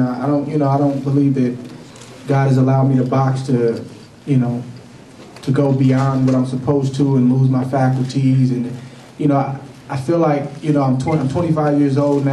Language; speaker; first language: English; native; English